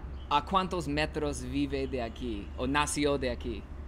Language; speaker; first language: Spanish; non-native, fluent; English